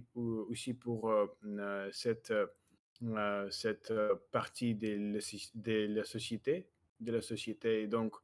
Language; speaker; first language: French; non-native, learner; Russian